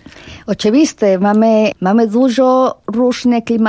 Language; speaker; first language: Polish; non-native, fluent; Spanish